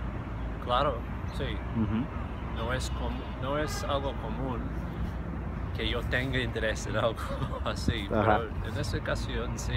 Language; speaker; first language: Spanish; non-native, fluent; English